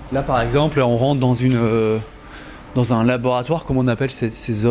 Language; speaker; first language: French; native; French